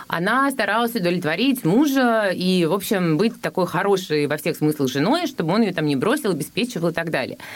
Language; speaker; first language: Russian; native; Russian